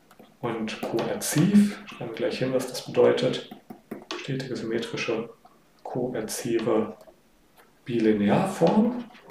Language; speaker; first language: German; native; German